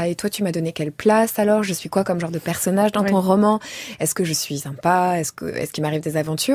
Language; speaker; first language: French; native; French